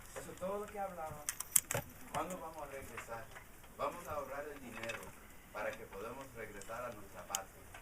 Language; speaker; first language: Spanish; early bilingual, heritage; Spanish